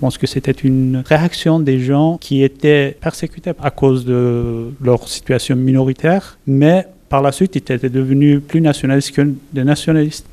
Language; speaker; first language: French; non-native, fluent; Turkish